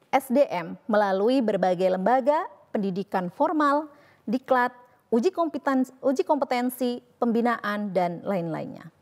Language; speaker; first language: Indonesian; native; Indonesian